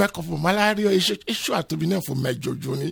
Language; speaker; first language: Hungarian; non-native, fluent; Yoruba